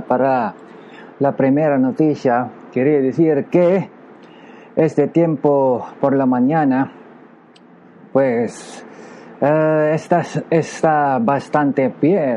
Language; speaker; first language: Spanish; non-native, learner; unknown